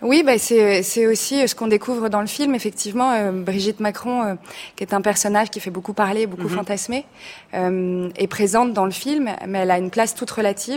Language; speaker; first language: French; native; French